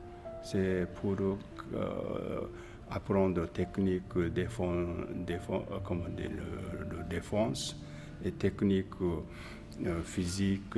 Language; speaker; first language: French; non-native, learner; Japanese